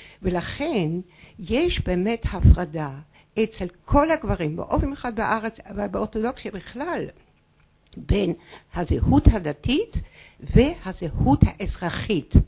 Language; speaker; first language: Hebrew; non-native, fluent; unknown